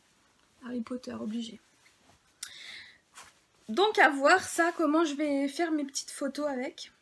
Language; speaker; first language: French; native; French